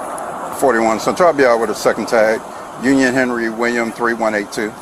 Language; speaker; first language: English; native; English